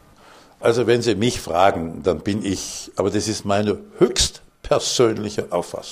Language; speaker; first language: German; native; German